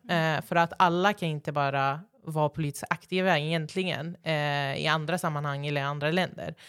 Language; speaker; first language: Swedish; early bilingual, other home language; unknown